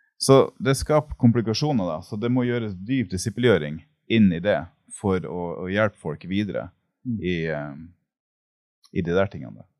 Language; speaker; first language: Norwegian; native; Norwegian